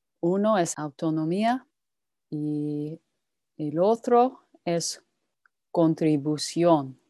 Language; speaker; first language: Spanish; non-native, fluent; English